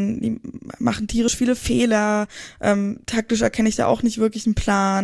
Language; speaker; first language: German; native; German